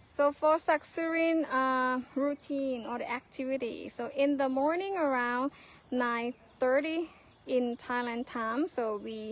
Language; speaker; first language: English; non-native, fluent; Thai